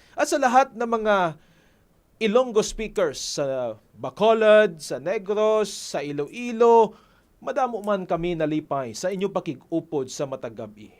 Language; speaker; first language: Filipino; non-native, local second language; Hiligaynon